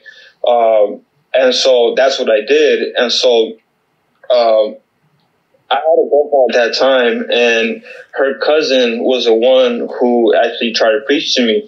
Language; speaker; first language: English; native; English